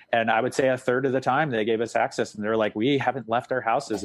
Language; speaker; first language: English; native; English